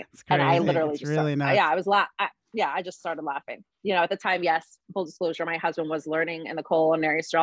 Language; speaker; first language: English; native; English